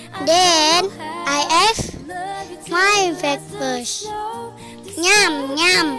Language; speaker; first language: English; non-native, learner; Malay